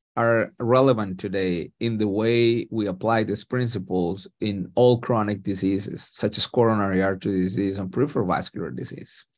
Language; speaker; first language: English; non-native, fluent; Spanish